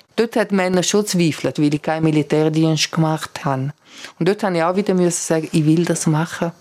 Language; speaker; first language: German; native; German